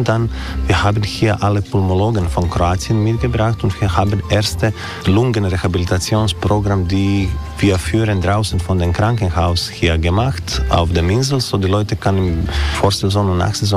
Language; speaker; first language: German; non-native, learner; Croatian